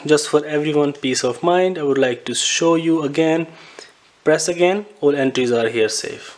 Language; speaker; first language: English; non-native, fluent; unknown